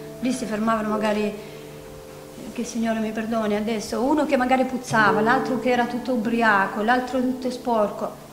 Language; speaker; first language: Italian; non-native, fluent; Albanian